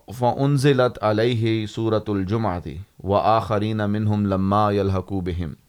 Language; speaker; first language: Urdu; native; Urdu